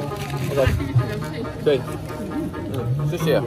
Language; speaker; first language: Chinese; non-native, learner; English